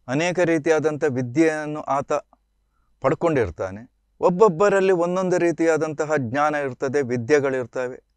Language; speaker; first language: Kannada; native; Kannada